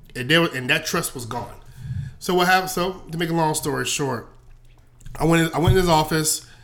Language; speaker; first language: English; native; English